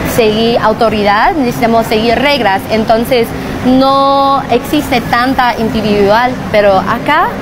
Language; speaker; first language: Spanish; non-native, fluent; Chinese